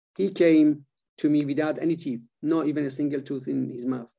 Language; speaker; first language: English; non-native, fluent; Persian